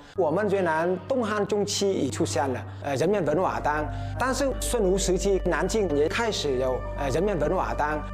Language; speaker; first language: Chinese; non-native, fluent; Vietnamese